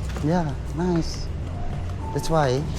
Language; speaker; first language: English; non-native, learner; Indonesian